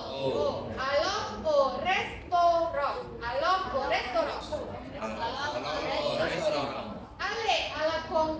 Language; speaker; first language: French; non-native, fluent; Indonesian